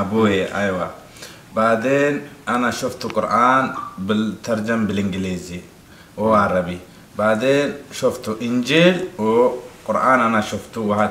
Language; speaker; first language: Arabic; non-native, learner; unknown